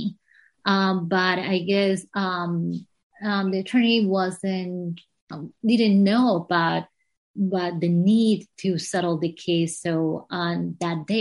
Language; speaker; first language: English; non-native, fluent; Spanish